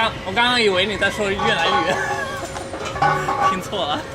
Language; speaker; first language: Chinese; non-native, fluent; English